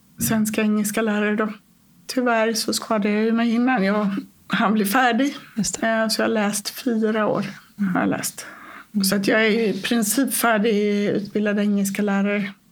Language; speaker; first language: Swedish; native; Swedish